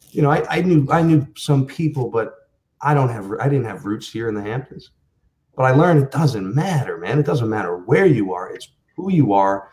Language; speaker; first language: English; native; English